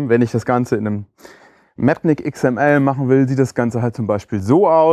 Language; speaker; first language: German; native; German